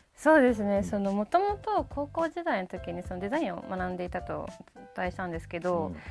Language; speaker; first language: Japanese; native; Japanese